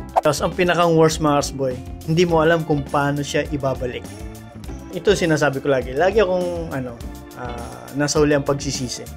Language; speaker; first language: Filipino; native; Filipino